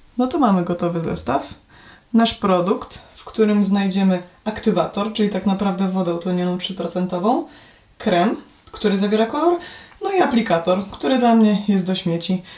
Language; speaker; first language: Polish; native; Polish